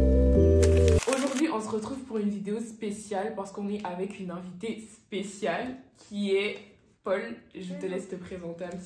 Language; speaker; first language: French; native; French